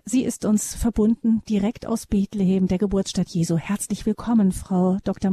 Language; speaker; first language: German; native; German